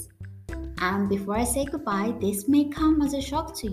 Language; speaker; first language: English; non-native, fluent; Greek